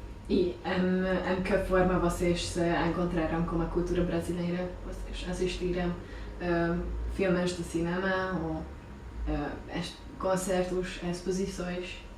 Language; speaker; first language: Portuguese; non-native, fluent; Hungarian